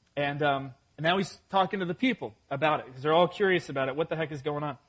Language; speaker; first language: English; native; English